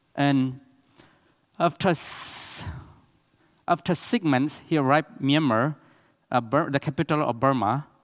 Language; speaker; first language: English; non-native, learner; Burmese